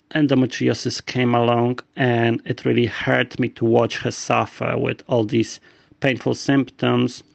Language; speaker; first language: English; non-native, fluent; Polish